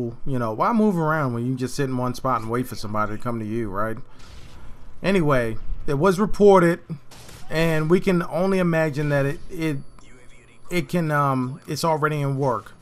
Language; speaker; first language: English; native; English